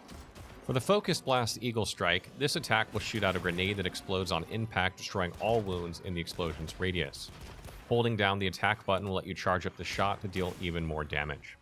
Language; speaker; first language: English; native; English